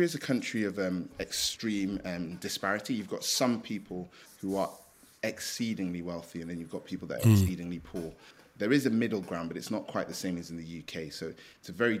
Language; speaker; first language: English; native; English